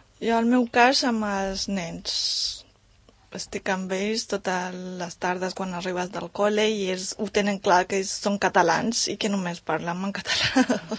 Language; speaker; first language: Catalan; non-native, learner; Spanish